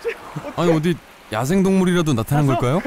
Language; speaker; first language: Korean; native; Korean